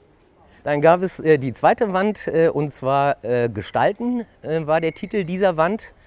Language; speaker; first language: German; native; German